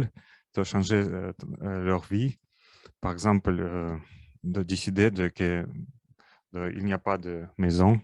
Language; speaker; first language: French; non-native, learner; Russian